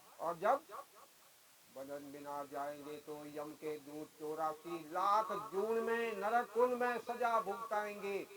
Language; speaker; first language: Hindi; native; Hindi